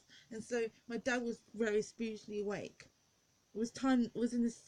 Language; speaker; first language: English; native; English